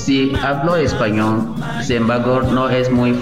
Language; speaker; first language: Spanish; non-native, learner; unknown